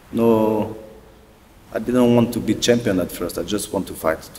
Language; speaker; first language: English; non-native, learner; French